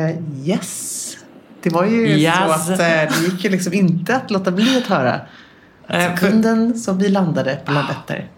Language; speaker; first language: Swedish; native; Swedish